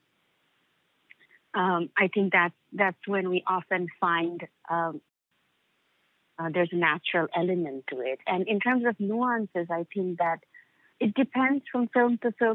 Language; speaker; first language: English; non-native, local second language; Bangla